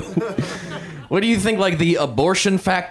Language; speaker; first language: English; native; English